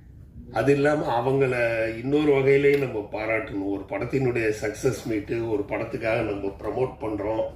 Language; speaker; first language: Tamil; native; Tamil